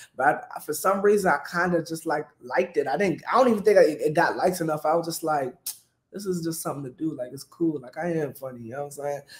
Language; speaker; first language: English; native; English